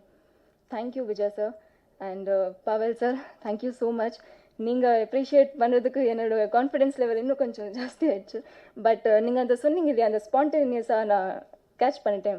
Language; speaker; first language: Tamil; non-native, fluent; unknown